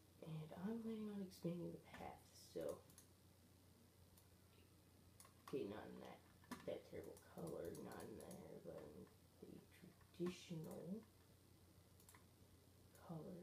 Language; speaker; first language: English; native; English